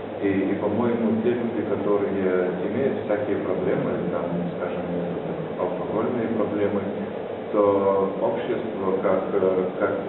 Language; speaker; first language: Russian; non-native, fluent; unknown